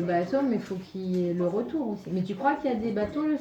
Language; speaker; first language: French; native; French